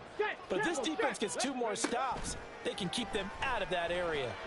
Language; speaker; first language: English; native; English